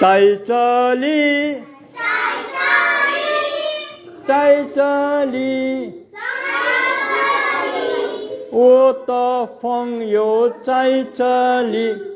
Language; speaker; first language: Chinese; non-native, learner; Nepali